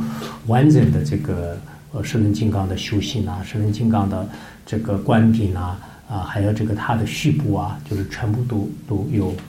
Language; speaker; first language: Chinese; non-native, local second language; Tibetan